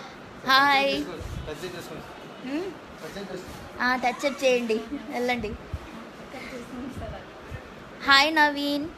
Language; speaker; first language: Telugu; non-native, learner; Malayalam